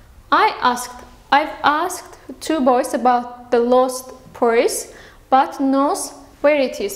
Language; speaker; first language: English; non-native, fluent; Azerbaijani